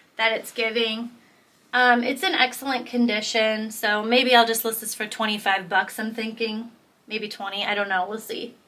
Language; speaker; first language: English; native; English